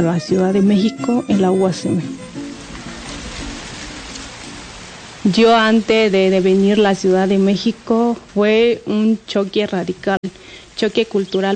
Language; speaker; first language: Spanish; non-native, local second language; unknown